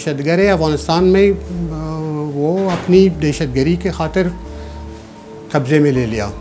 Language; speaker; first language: Hindi; non-native, fluent; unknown